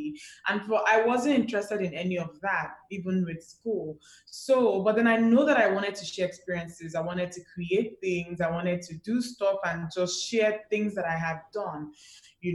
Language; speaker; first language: English; non-native, local second language; Igbo